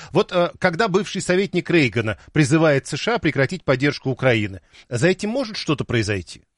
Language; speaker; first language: Russian; native; Russian